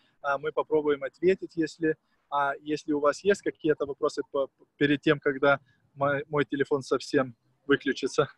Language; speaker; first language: Russian; non-native, fluent; Lithuanian